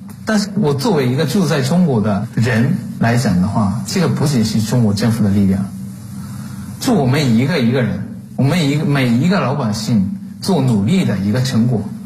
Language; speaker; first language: Chinese; non-native, fluent; Japanese